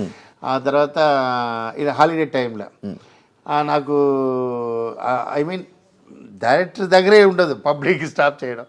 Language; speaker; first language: Telugu; non-native, learner; Tamil